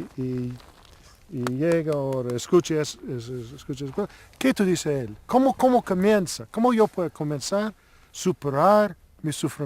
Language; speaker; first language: Spanish; non-native, learner; English